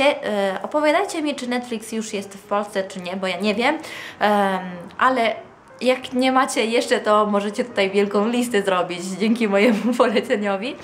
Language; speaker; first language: Polish; non-native, fluent; Italian